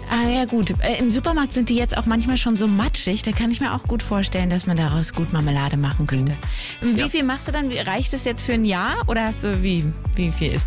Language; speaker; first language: German; native; German